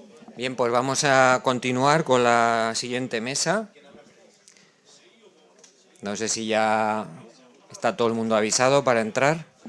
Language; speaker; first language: Spanish; native; Spanish